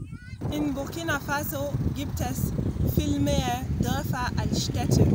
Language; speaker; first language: German; non-native, fluent; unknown